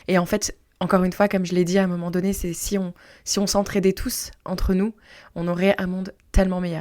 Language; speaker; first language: French; native; French